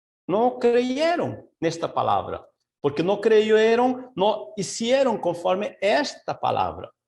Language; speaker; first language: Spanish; non-native, fluent; Portuguese